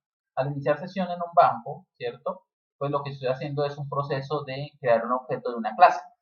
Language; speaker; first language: Spanish; native; Spanish